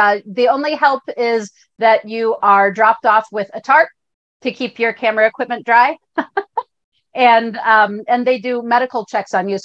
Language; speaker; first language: English; native; English